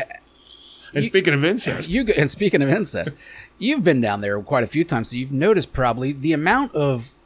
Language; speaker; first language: English; native; English